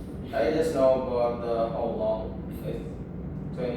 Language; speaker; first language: English; non-native, learner; Indonesian